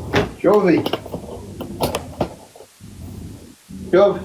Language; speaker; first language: Arabic; non-native, learner; Oromo